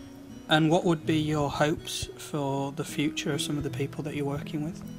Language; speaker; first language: English; native; English